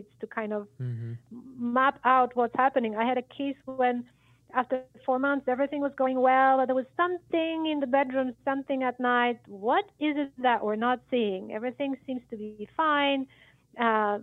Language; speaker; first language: English; non-native, fluent; Polish